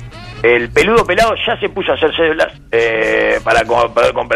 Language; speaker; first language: Spanish; native; Spanish